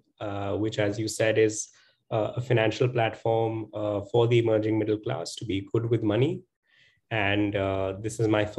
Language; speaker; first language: English; non-native, local second language; Hindi